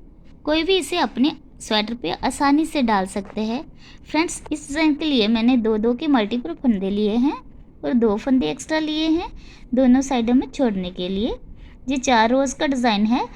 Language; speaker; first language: Hindi; non-native, local second language; Punjabi